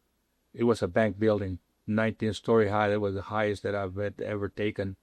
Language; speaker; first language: English; non-native, local second language; Spanish